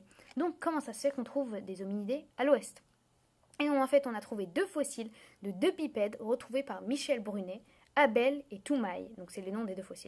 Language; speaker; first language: French; native; French